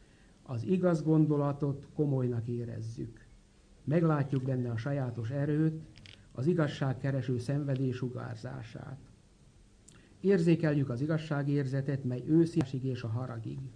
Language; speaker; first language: Hungarian; native; Hungarian